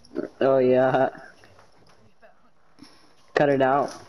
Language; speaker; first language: English; native; English